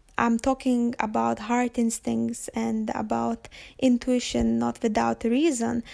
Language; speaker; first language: English; non-native, fluent; Lithuanian